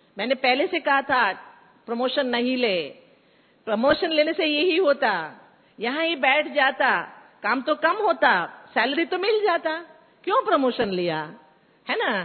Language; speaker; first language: Hindi; non-native, local second language; Kannada